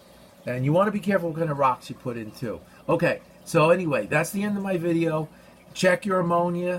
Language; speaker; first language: English; native; English